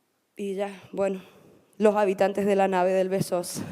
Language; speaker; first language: Spanish; native; Spanish